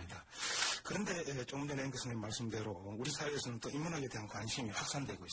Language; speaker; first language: Korean; native; Korean